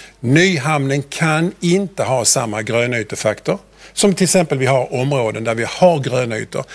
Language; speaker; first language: Swedish; native; Swedish